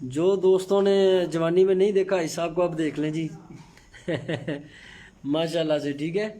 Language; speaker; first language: Urdu; non-native, local second language; Punjabi